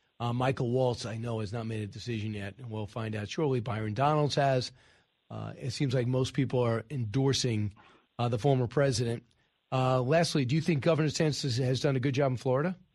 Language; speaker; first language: English; native; English